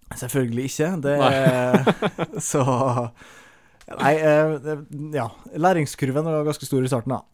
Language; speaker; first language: Norwegian; native; Norwegian